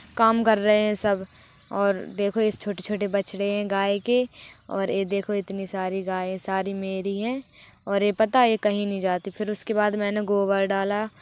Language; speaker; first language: Hindi; native; Hindi